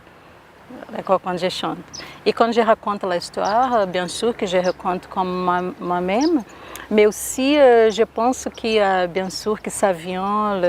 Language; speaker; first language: French; non-native, local second language; Portuguese